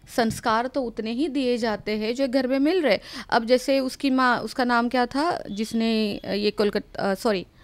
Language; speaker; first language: Hindi; non-native, local second language; Marathi